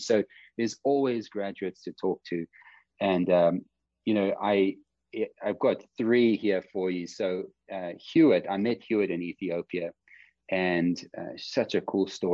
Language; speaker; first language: English; native; English